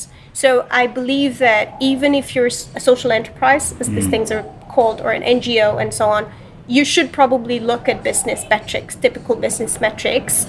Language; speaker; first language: English; non-native, fluent; Romanian